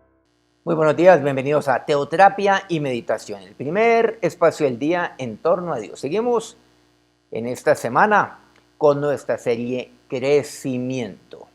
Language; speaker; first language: Spanish; native; Spanish